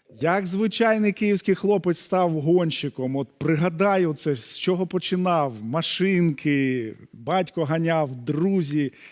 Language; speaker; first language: Ukrainian; native; Ukrainian